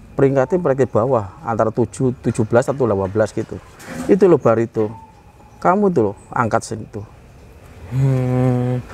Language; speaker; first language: Indonesian; native; Indonesian